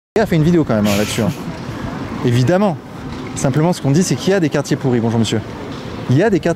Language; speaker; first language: French; native; French